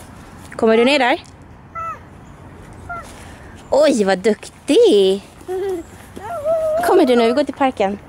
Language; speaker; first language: Swedish; native; Swedish